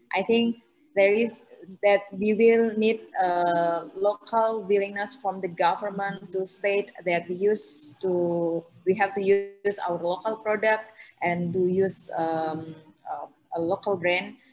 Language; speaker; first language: English; non-native, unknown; Indonesian